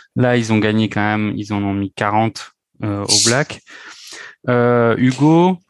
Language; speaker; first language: French; native; French